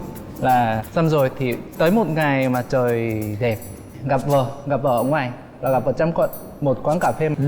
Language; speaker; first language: Vietnamese; non-native, fluent; Korean